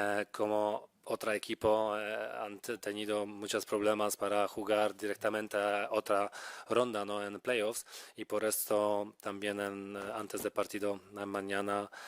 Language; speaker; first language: Spanish; non-native, fluent; Polish